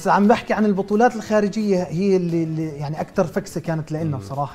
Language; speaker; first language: Arabic; native; Arabic